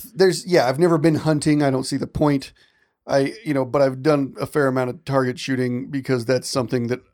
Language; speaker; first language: English; native; English